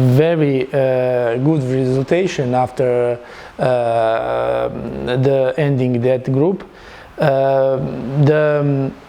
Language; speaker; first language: English; non-native, learner; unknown